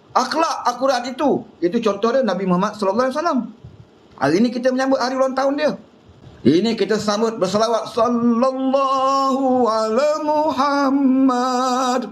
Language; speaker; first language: Malay; native; Malay